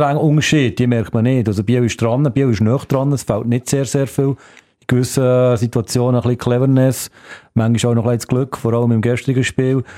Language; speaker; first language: German; native; German